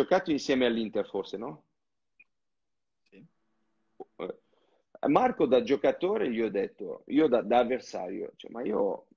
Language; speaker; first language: Italian; non-native, fluent; French